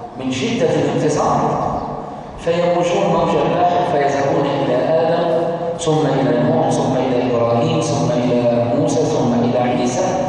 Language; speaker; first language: Arabic; native; Arabic